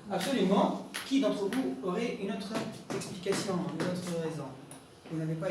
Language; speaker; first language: French; non-native, local second language; Arabic